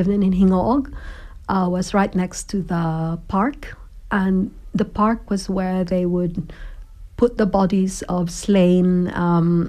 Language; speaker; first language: English; non-native, local second language; Cebuano